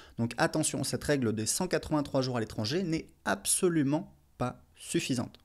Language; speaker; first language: French; native; French